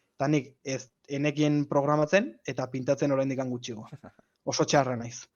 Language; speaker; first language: Basque; native; Basque